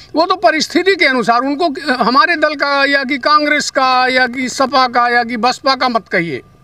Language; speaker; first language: Hindi; native; Hindi